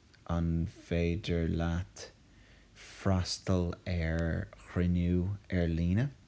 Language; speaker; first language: Irish; non-native, local second language; English